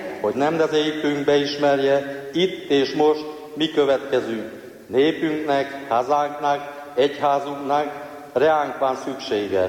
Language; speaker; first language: Hungarian; native; Hungarian